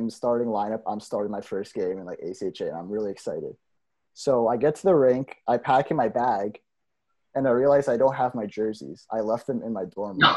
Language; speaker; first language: English; native; English